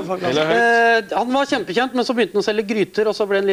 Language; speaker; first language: Norwegian; native; Norwegian